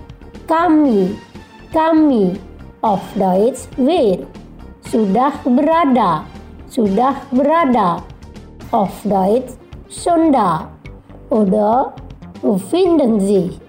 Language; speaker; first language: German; non-native, fluent; Indonesian